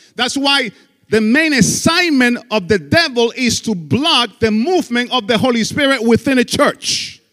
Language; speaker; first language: English; non-native, fluent; Spanish